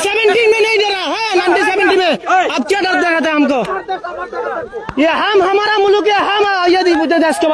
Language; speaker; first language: Hindi; non-native, learner; Bangla